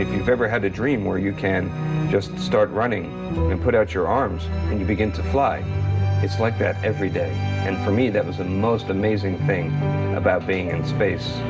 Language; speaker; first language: English; native; English